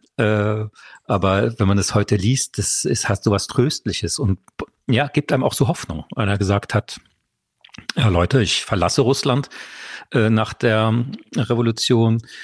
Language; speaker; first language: German; early bilingual, other home language; French